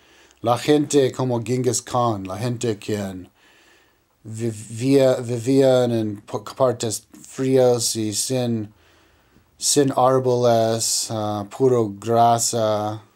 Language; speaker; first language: Spanish; non-native, learner; English